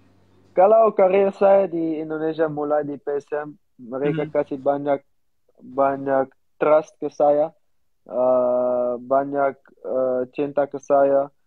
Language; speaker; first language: Indonesian; non-native, learner; Dutch